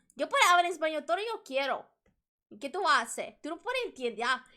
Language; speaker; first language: Spanish; non-native, learner; English